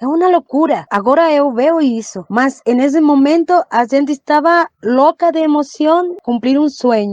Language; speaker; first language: Portuguese; non-native, learner; Spanish